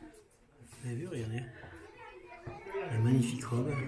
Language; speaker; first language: French; native; French